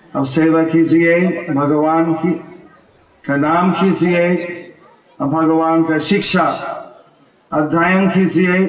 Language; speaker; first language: Hindi; non-native, local second language; Bangla